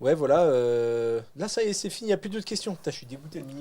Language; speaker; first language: French; native; French